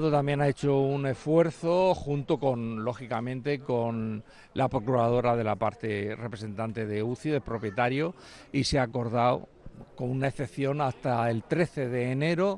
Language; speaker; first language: Spanish; native; Spanish